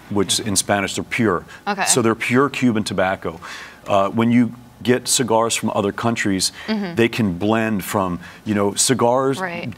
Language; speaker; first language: English; native; English